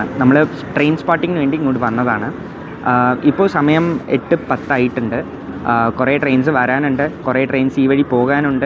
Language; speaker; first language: Malayalam; native; Malayalam